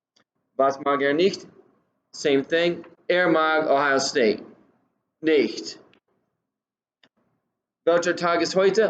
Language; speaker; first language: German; non-native, fluent; English